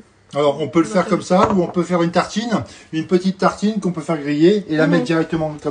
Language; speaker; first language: French; native; French